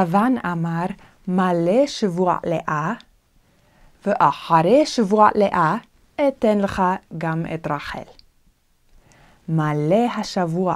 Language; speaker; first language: Hebrew; non-native, fluent; Korean